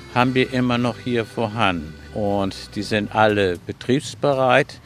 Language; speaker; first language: German; non-native, fluent; Spanish